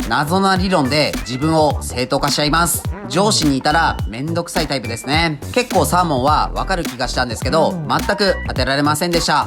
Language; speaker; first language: Japanese; native; Japanese